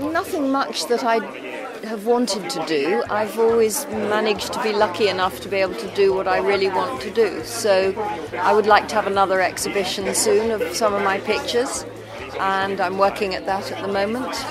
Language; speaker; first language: English; native; English